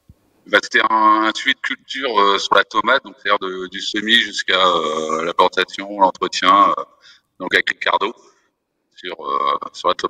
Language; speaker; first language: French; native; French